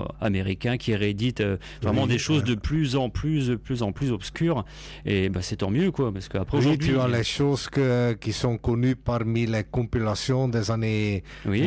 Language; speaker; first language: French; non-native, local second language; Dutch